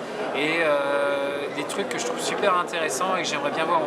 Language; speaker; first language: French; native; French